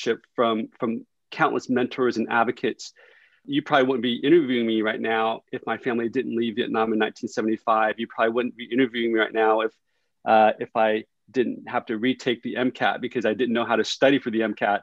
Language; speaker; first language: English; early bilingual, other home language; Vietnamese